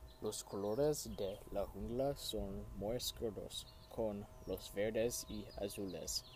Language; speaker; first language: Spanish; non-native, learner; English